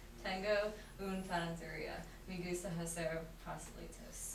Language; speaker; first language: Spanish; non-native, learner; English